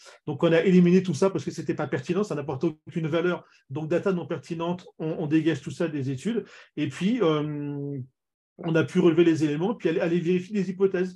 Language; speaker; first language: French; native; French